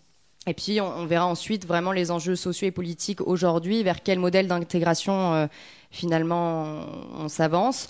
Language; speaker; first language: French; native; French